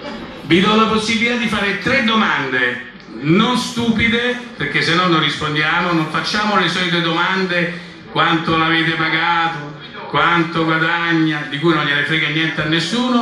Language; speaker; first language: Italian; native; Italian